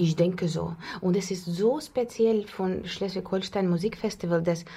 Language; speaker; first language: German; non-native, fluent; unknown